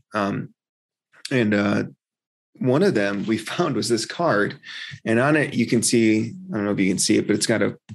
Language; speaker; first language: English; native; English